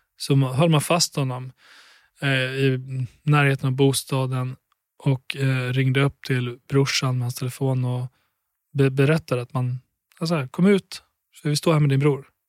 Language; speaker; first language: Swedish; early bilingual, other home language; Albanian